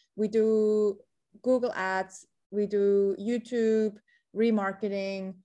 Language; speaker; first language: English; non-native, fluent; Swiss German